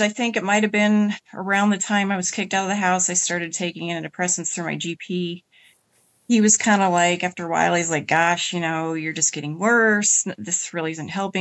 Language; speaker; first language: English; native; English